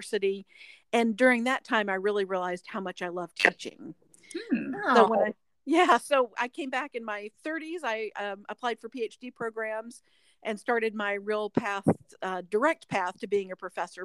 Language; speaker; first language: English; native; English